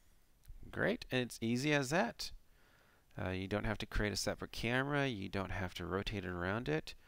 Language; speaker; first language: English; native; English